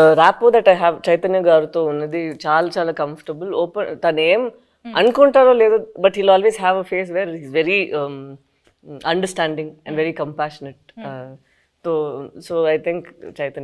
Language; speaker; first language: Telugu; non-native, fluent; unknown